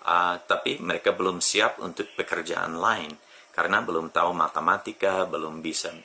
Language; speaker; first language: Indonesian; non-native, fluent; English